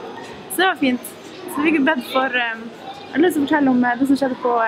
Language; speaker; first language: Norwegian; native; Norwegian